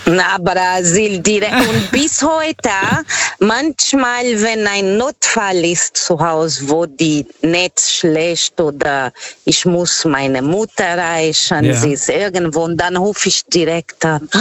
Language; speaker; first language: German; non-native, fluent; Portuguese